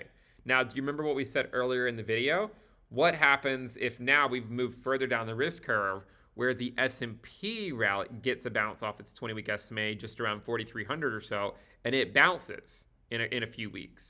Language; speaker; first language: English; native; English